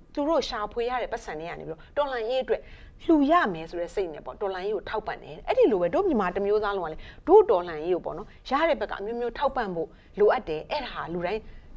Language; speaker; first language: Burmese; native; Burmese